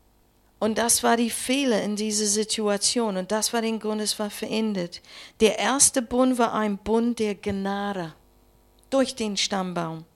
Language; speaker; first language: German; non-native, learner; English